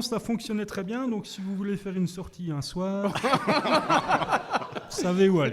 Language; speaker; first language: French; native; French